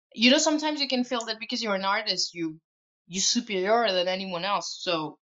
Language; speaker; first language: English; non-native, fluent; French